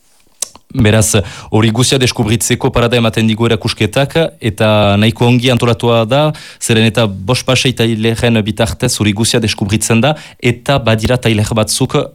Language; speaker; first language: Basque; native; Basque